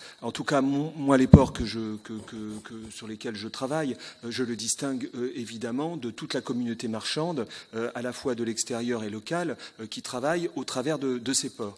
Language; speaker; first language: French; native; French